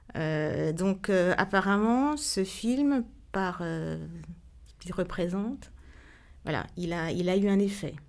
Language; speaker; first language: French; native; French